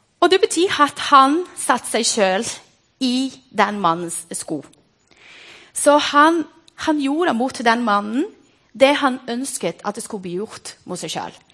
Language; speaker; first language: Norwegian; non-native, fluent; Portuguese